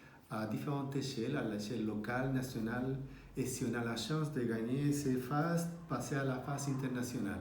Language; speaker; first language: French; non-native, fluent; Spanish